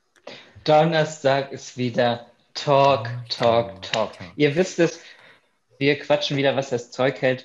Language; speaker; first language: German; native; German